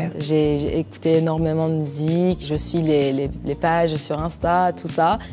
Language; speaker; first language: French; non-native, fluent; Persian